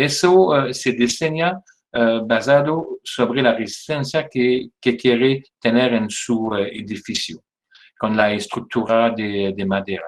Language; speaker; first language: Spanish; non-native, fluent; French